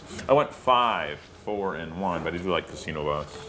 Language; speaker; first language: English; native; English